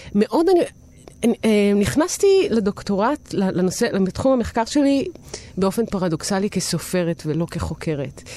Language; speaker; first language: Hebrew; early bilingual, other home language; Italian